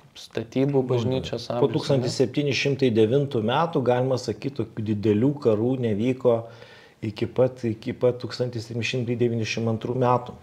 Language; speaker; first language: Lithuanian; native; Lithuanian